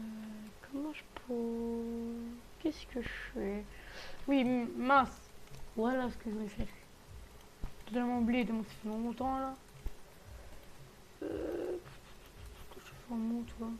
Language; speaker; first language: French; native; French